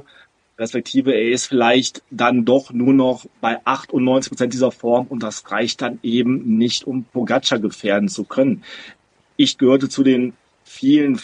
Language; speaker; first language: German; native; German